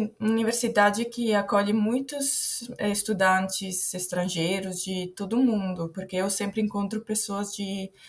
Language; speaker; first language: Portuguese; non-native, fluent; Italian